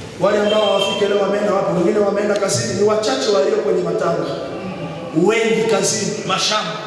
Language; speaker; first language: Swahili; native; Swahili